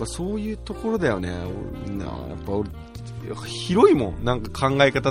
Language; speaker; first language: Japanese; native; Japanese